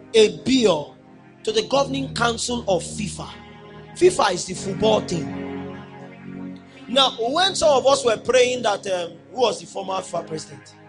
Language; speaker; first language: English; non-native, local second language; Yoruba